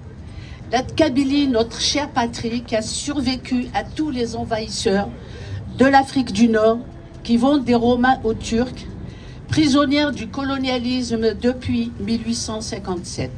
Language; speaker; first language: French; non-native, local second language; Kabyle